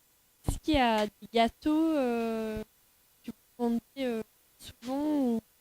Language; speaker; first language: French; non-native, fluent; Norwegian